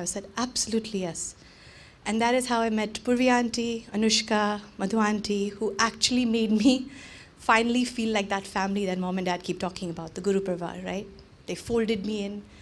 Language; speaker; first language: English; early bilingual, other home language; Hindi